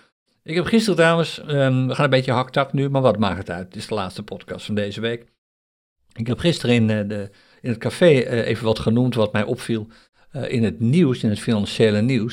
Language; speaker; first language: Dutch; native; Dutch